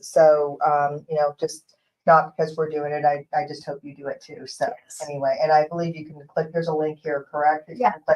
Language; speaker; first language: English; native; English